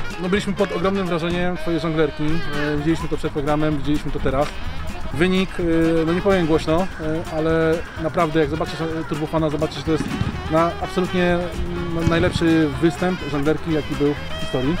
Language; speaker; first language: Polish; native; Polish